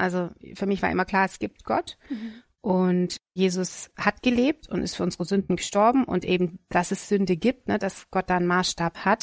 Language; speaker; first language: German; native; German